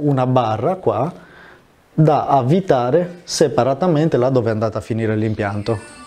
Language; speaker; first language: Italian; native; Italian